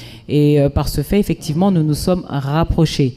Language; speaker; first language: French; native; French